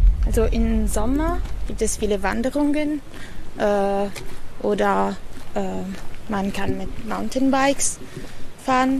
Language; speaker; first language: German; non-native, learner; Italian